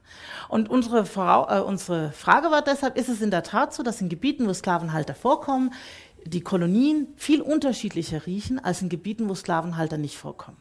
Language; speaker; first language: German; native; German